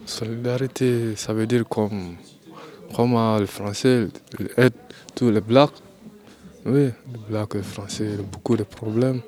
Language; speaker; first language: French; non-native, learner; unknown